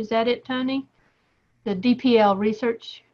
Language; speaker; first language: English; native; English